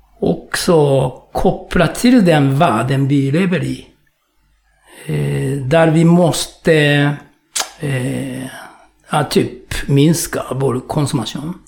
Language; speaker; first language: Swedish; non-native, fluent; Japanese